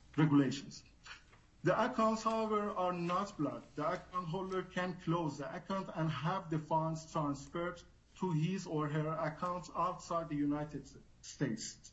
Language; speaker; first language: English; non-native, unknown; Persian